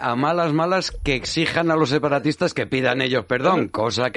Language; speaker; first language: Spanish; native; Spanish